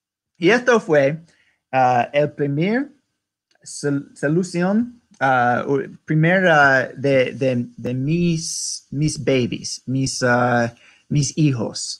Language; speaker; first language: Spanish; non-native, learner; English